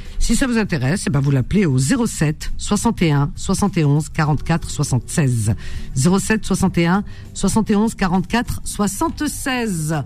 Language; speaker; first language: French; native; French